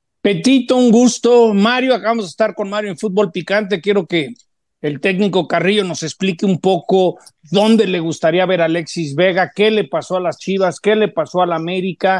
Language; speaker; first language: Spanish; native; Spanish